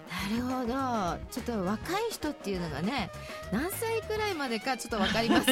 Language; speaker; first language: Japanese; native; Japanese